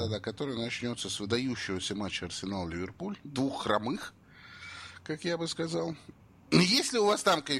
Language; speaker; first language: Russian; native; Russian